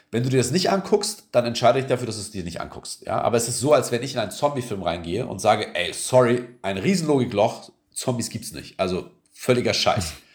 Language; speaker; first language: German; early bilingual, other home language; Turkish